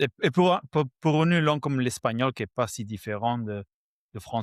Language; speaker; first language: French; non-native, fluent; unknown